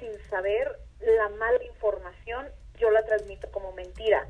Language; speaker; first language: Spanish; early bilingual, heritage; Spanish